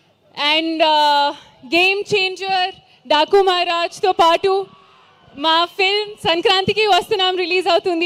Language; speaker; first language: Telugu; non-native, learner; Hindi